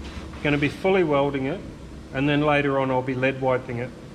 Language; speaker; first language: English; native; English